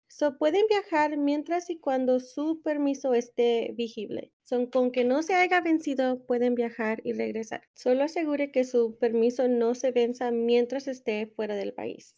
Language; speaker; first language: Spanish; early bilingual, heritage; Spanish